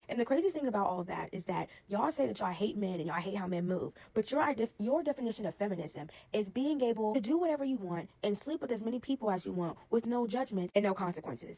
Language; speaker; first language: English; native; English